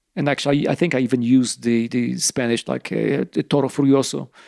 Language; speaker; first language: English; non-native, fluent; Polish